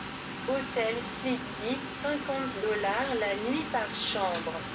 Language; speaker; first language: French; non-native, local second language; Haitian Creole